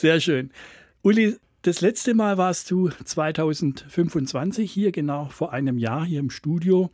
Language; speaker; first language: German; native; German